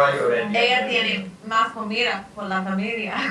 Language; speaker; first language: Spanish; non-native, learner; English